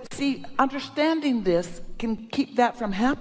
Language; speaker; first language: English; native; English